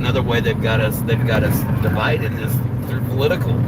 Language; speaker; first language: English; native; English